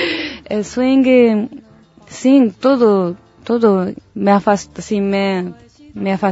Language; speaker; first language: Spanish; non-native, learner; Japanese